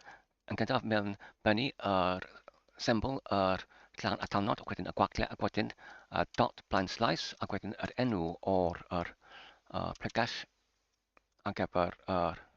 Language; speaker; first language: Welsh; non-native, learner; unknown